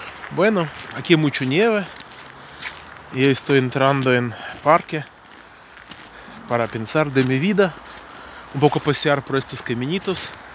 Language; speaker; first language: Spanish; non-native, fluent; Russian